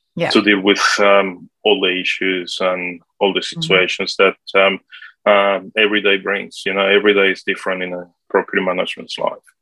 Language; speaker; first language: English; non-native, fluent; Spanish